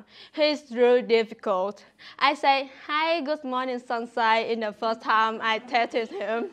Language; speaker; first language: English; non-native, learner; Vietnamese